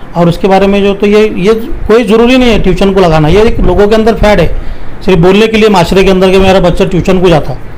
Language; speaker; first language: Hindi; non-native, local second language; Urdu